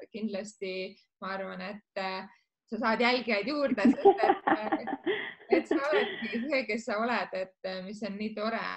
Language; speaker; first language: Estonian; native; Estonian